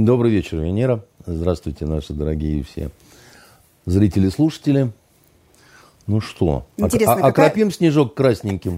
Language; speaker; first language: Russian; native; Russian